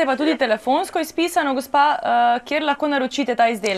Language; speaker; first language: Slovenian; native; Slovenian